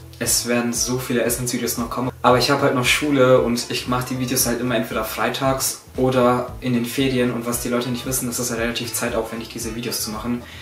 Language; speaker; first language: German; early bilingual, other home language; Turkish